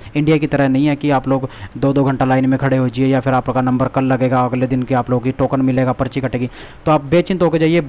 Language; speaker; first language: Hindi; native; Hindi